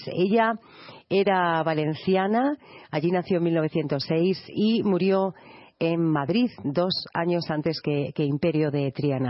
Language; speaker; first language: Spanish; native; Spanish